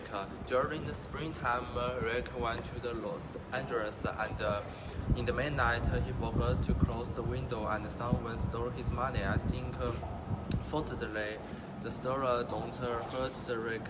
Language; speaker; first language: English; non-native, learner; Chinese